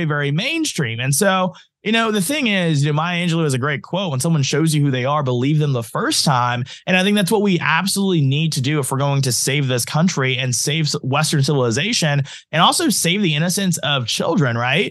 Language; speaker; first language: English; native; English